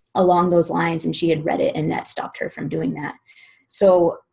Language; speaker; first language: English; native; English